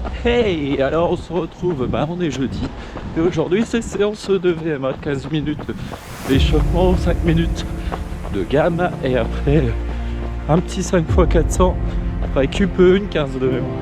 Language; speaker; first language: French; native; French